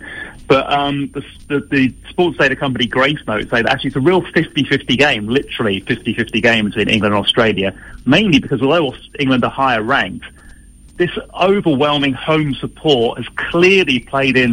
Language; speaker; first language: English; native; English